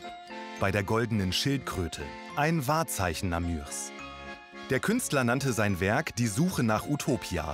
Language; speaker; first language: German; native; German